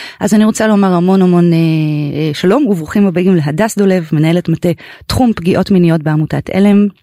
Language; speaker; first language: Hebrew; native; Hebrew